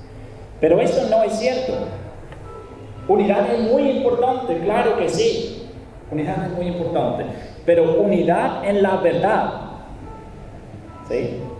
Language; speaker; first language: Spanish; non-native, fluent; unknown